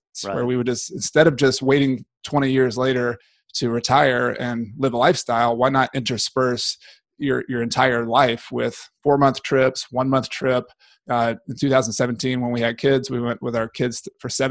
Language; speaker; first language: English; native; English